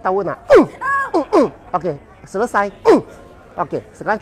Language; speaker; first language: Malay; non-native, local second language; Cantonese